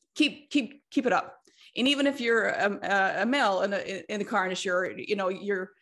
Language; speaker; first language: English; native; English